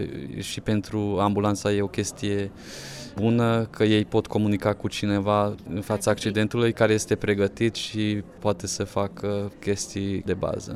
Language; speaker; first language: Romanian; non-native, local second language; Hungarian